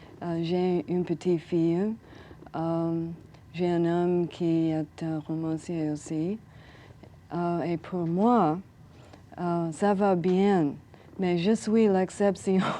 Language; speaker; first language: French; non-native, learner; English